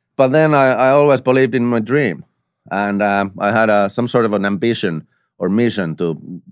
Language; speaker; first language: English; non-native, fluent; Finnish